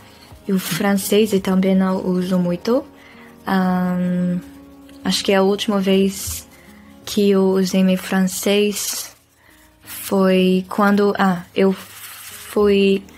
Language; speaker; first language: Portuguese; non-native, fluent; Dutch